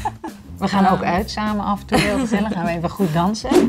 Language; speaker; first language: Dutch; native; Dutch